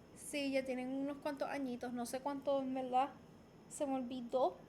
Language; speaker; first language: Spanish; native; Spanish